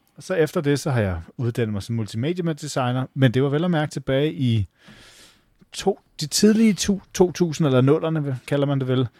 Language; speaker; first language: Danish; native; Danish